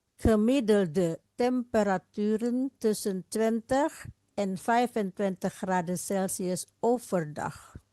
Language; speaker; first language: Dutch; non-native, fluent; Indonesian